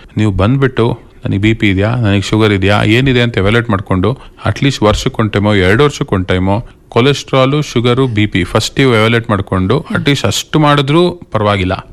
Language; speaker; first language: Kannada; native; Kannada